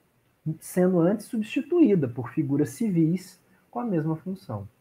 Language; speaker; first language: Portuguese; native; Portuguese